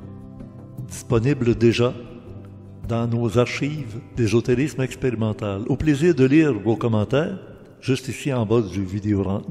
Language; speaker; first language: French; native; French